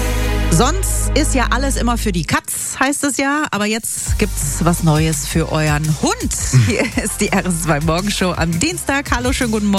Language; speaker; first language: German; native; German